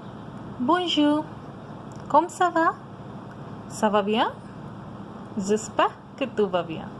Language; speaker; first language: French; non-native, fluent; Hindi